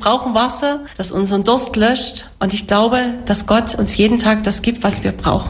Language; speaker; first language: German; native; German